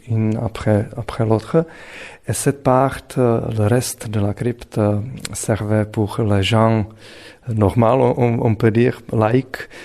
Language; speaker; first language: French; non-native, fluent; Czech